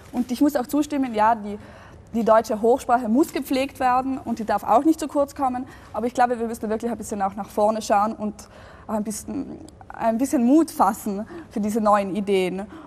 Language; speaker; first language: German; native; German